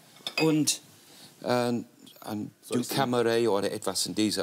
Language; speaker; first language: German; non-native, fluent; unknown